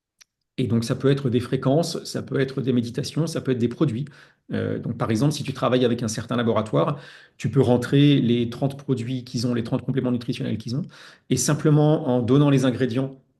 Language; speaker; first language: French; native; French